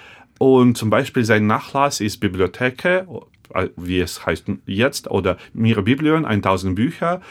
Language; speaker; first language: German; non-native, fluent; Russian